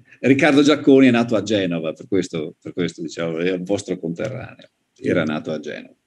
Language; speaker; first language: Italian; native; Italian